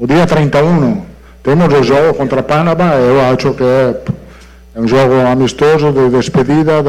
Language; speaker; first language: Portuguese; non-native, fluent; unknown